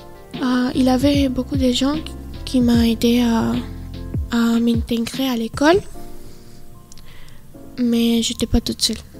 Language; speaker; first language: French; non-native, learner; Spanish